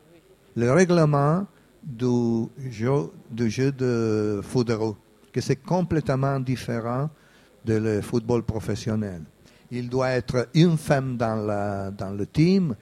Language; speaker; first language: French; non-native, fluent; Italian